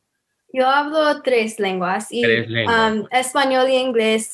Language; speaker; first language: Spanish; non-native, learner; English